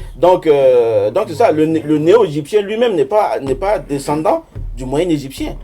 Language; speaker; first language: French; non-native, local second language; Sango